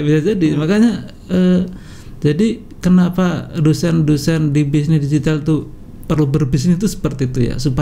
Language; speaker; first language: Indonesian; native; Indonesian